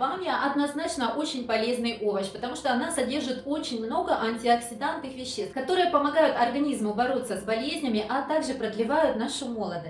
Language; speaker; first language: Russian; native; Russian